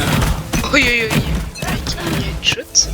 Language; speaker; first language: French; native; French